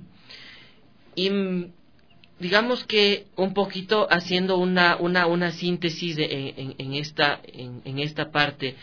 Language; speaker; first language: Spanish; native; Spanish